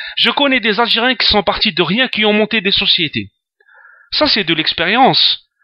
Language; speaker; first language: French; non-native, local second language; Arabic